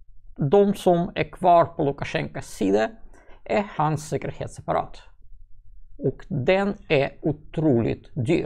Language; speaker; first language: Swedish; non-native, fluent; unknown